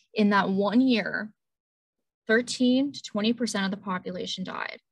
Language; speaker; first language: English; native; English